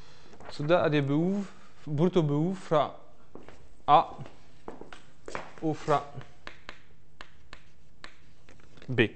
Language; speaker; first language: Norwegian; non-native, fluent; French